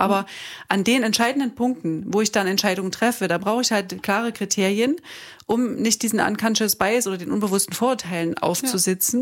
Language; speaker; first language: German; native; German